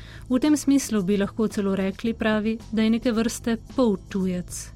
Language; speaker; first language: Slovenian; native; Slovenian